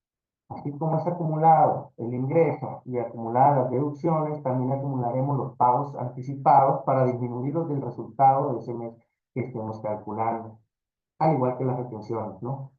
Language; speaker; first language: Spanish; native; Spanish